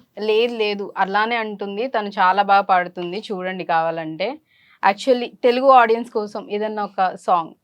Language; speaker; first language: Telugu; native; Telugu